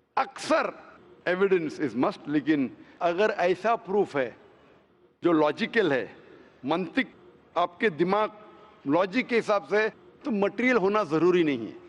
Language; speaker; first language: Hindi; non-native, local second language; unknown